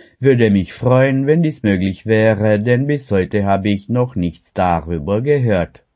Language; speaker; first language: German; non-native, fluent; Romanian